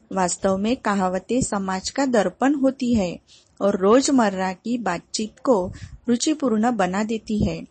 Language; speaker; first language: Hindi; non-native, local second language; Marathi